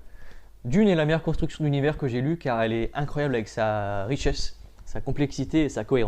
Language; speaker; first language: French; native; French